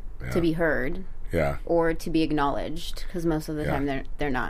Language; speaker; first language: English; early bilingual, other home language; Spanish